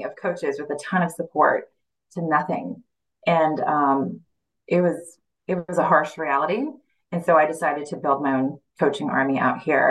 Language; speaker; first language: English; early bilingual, other home language; Spanish